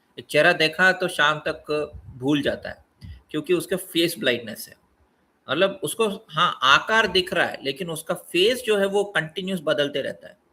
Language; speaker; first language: Hindi; non-native, local second language; Telugu